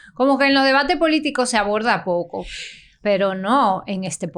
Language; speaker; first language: Spanish; native; Spanish